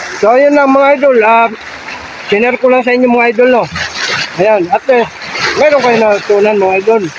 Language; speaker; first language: Filipino; non-native, local second language; Cebuano